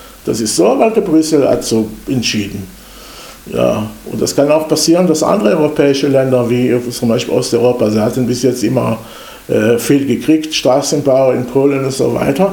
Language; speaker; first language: German; non-native, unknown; English